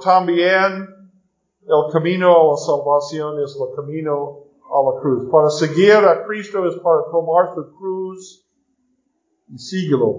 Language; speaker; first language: Spanish; non-native, learner; English